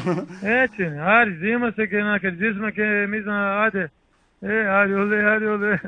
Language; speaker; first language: Greek; non-native, learner; Portuguese